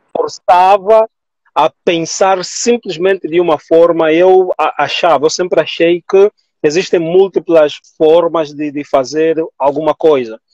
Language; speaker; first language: Portuguese; native; Portuguese